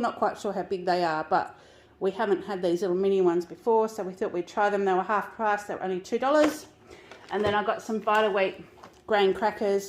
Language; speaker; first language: English; native; English